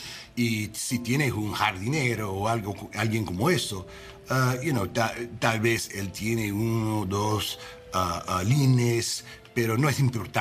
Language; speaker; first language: Spanish; non-native, learner; English